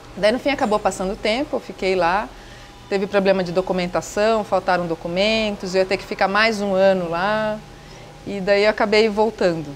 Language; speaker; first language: Portuguese; native; Portuguese